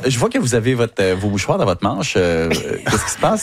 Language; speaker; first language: French; native; French